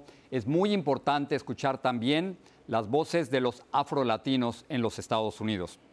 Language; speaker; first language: Spanish; native; Spanish